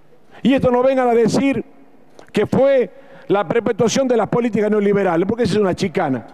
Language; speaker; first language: Spanish; native; Spanish